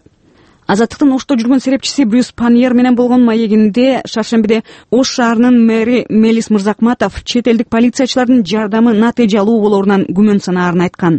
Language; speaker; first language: Kyrgyz; native; Kyrgyz